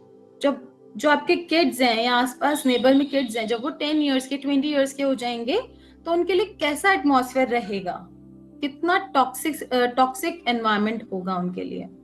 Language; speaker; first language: Hindi; native; Hindi